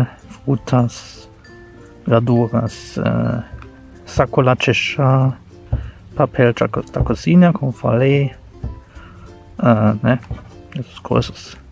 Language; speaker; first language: Portuguese; non-native, fluent; German